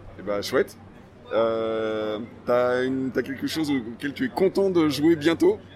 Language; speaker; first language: French; native; French